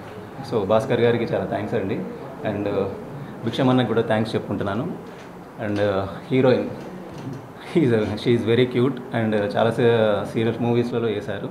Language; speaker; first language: Telugu; native; Telugu